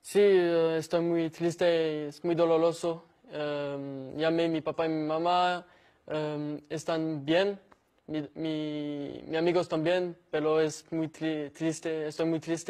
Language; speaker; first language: Spanish; non-native, learner; French